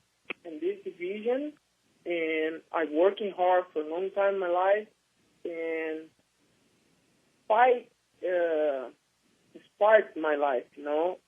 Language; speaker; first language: English; non-native, learner; Portuguese